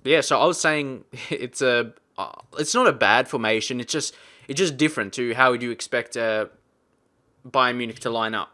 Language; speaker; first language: English; native; English